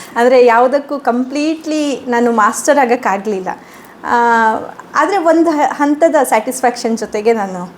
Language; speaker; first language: Kannada; native; Kannada